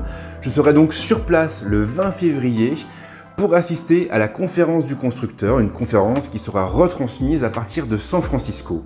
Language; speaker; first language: French; native; French